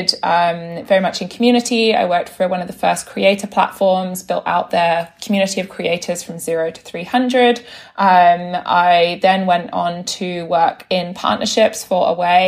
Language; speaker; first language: English; native; English